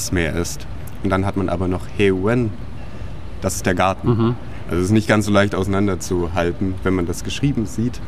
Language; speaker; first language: German; native; German